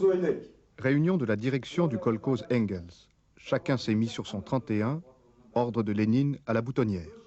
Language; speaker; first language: French; native; French